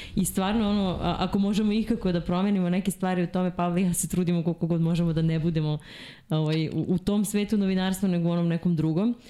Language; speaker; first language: Serbian; native; Serbian